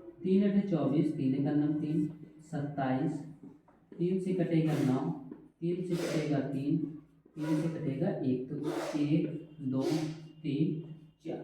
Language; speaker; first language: Hindi; native; Hindi